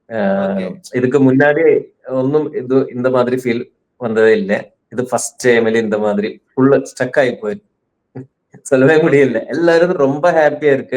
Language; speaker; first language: Tamil; non-native, learner; Malayalam